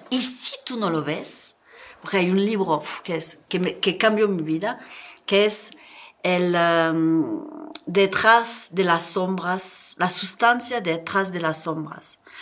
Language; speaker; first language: Spanish; non-native, learner; French